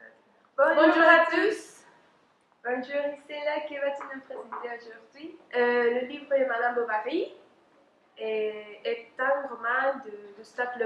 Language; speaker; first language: French; non-native, learner; Spanish